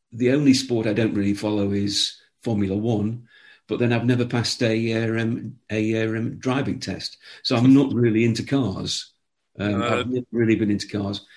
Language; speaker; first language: English; native; English